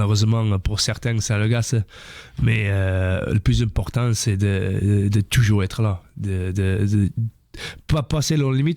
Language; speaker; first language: French; non-native, fluent; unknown